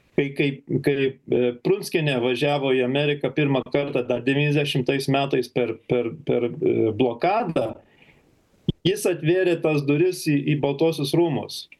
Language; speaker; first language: Lithuanian; early bilingual, heritage; Lithuanian